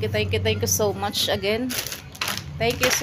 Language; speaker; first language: English; non-native, local second language; Filipino